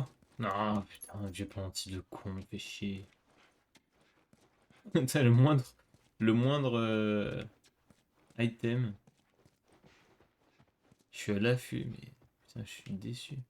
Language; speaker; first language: French; native; French